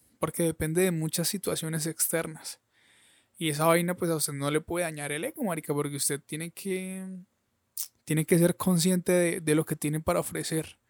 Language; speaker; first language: Spanish; native; Spanish